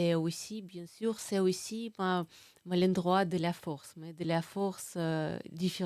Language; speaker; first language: French; non-native, fluent; Russian